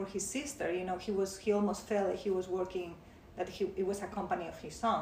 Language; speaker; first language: English; non-native, fluent; Spanish